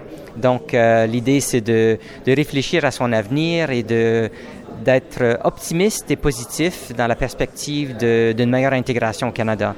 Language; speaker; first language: French; native; French